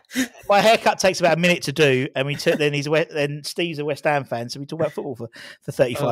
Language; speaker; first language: English; native; English